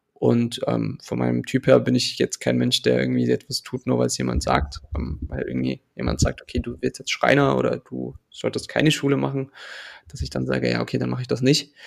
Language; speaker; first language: German; early bilingual, other home language; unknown